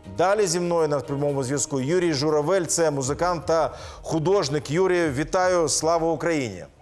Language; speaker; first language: Ukrainian; native; Ukrainian